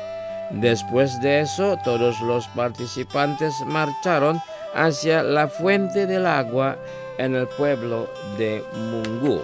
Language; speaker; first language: Spanish; non-native, fluent; Indonesian